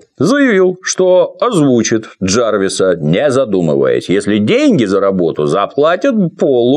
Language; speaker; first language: Russian; native; Russian